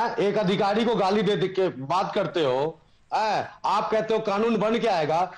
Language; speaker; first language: Hindi; native; Hindi